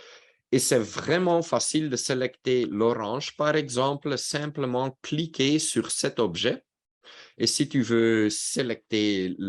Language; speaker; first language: French; non-native, local second language; Dutch